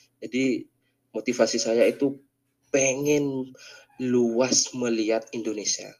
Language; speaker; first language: Indonesian; non-native, local second language; Madurese